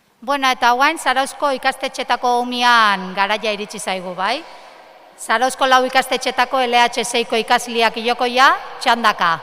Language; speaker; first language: Basque; native; Basque